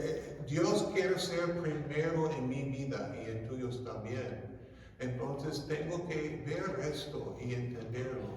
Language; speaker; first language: Spanish; non-native, fluent; English